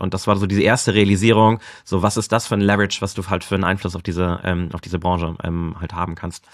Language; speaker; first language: German; native; German